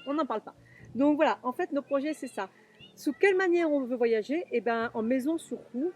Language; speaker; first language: French; native; French